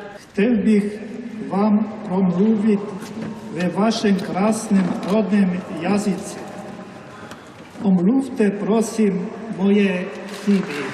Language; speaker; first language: Czech; non-native, learner; Croatian